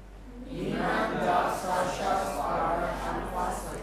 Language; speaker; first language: German; non-native, learner; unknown